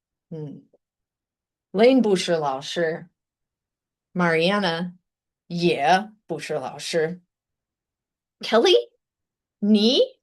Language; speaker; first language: Chinese; non-native, fluent; English